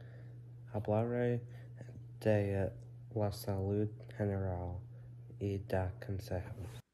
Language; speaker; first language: Spanish; non-native, learner; English